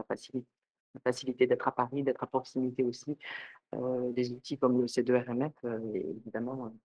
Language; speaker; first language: French; native; French